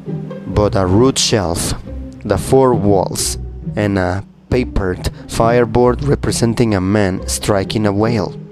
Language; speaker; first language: English; non-native, fluent; Spanish